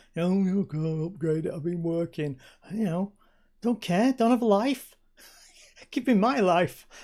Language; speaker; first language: English; native; English